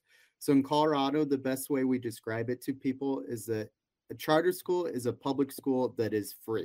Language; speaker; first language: English; native; English